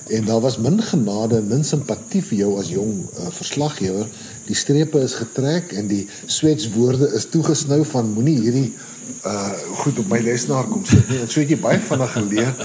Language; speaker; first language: Afrikaans; native; Afrikaans